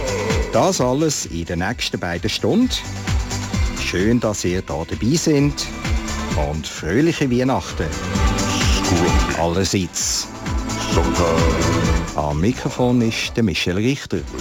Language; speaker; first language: German; native; German